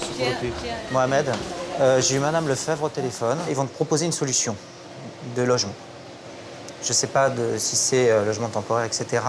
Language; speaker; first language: French; native; French